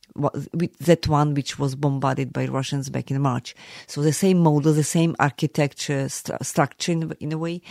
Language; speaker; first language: English; non-native, fluent; Ukrainian